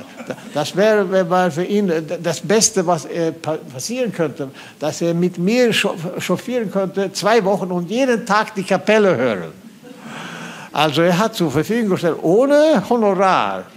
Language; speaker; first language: German; non-native, fluent; Swedish